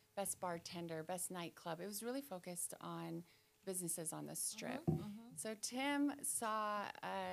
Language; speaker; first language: English; native; English